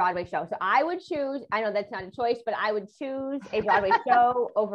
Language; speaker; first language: English; native; English